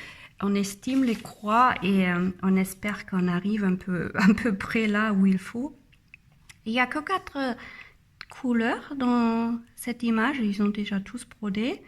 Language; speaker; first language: French; non-native, learner; German